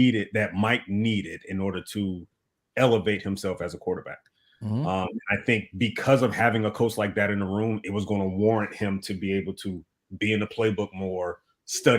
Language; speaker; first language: English; native; English